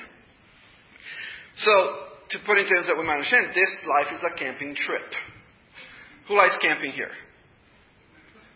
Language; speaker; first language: English; non-native, fluent; Portuguese